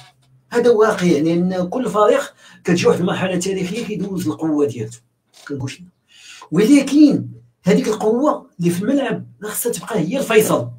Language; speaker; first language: Arabic; native; Arabic